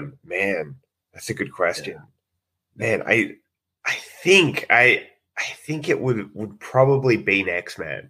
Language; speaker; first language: English; native; English